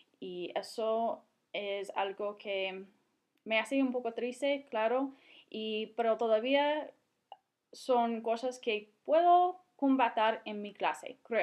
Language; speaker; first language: Spanish; non-native, fluent; English